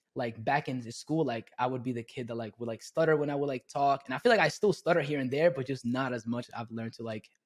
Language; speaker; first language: English; early bilingual, other home language; Spanish